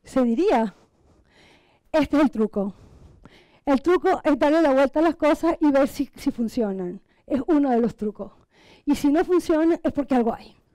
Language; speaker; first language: Spanish; non-native, local second language; Catalan